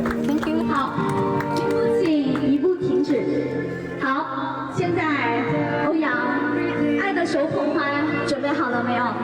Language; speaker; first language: Chinese; native; Chinese